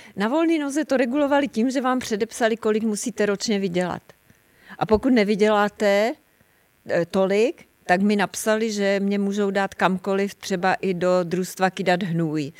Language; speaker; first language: Czech; native; Czech